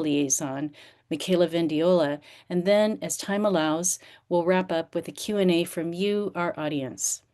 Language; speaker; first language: English; native; English